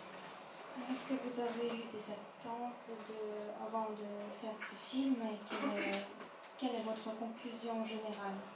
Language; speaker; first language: French; non-native, fluent; Ukrainian